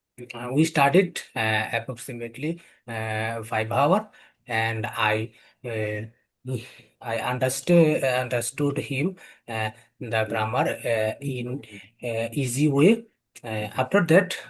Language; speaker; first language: English; non-native, learner; Bangla